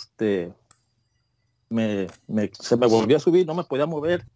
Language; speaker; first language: Spanish; native; Spanish